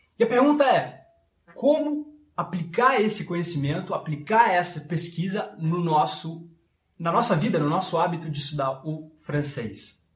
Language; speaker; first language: Portuguese; non-native, fluent; French